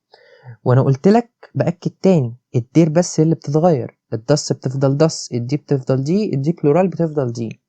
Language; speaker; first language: Arabic; native; Arabic